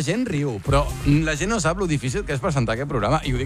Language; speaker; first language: Catalan; native; Catalan